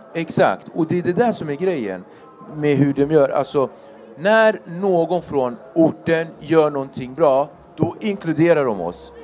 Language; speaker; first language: Swedish; early bilingual, other home language; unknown